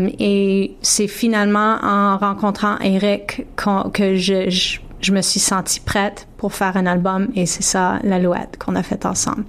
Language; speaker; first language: French; native; French